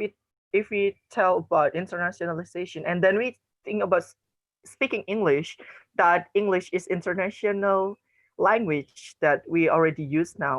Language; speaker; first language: English; non-native, learner; Indonesian